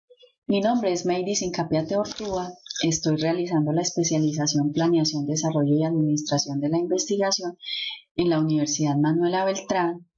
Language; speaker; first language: Spanish; native; Spanish